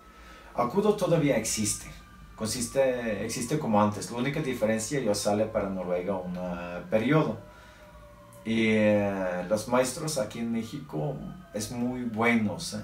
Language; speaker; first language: Spanish; non-native, learner; Norwegian